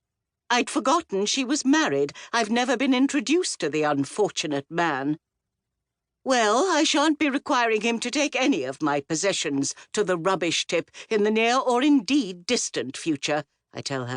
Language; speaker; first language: English; native; English